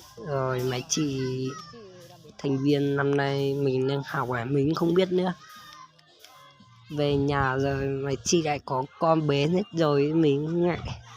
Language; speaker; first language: Vietnamese; non-native, local second language; Hmong